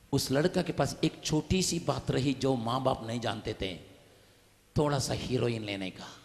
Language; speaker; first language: Hindi; non-native, local second language; Tamil